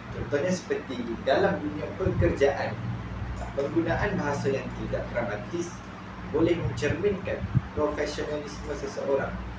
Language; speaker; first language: Malay; native; Malay